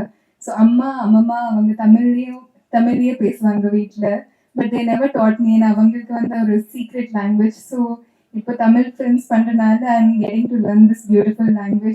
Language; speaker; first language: Tamil; non-native, local second language; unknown